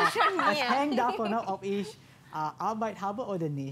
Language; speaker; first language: German; non-native, learner; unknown